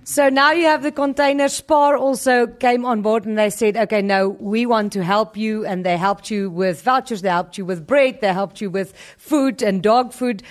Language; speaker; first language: English; non-native, local second language; Afrikaans